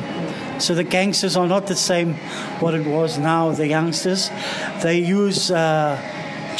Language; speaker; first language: English; non-native, local second language; Afrikaans